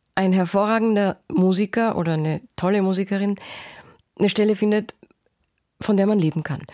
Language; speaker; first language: German; native; German